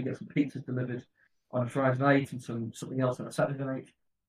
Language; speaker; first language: English; native; English